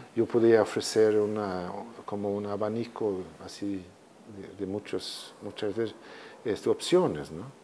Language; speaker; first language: Spanish; non-native, fluent; Swedish